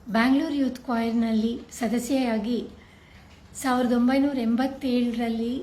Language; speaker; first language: Kannada; native; Kannada